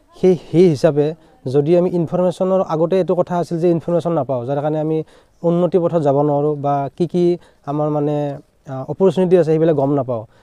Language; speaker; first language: Assamese; native; Assamese